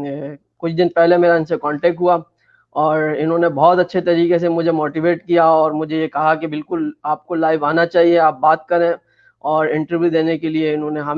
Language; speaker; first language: Hindi; non-native, fluent; Urdu